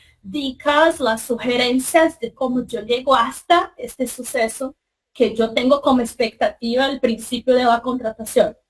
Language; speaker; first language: Spanish; non-native, fluent; Portuguese